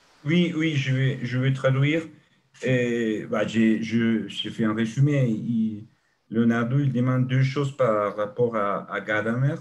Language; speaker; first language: French; non-native, fluent; Spanish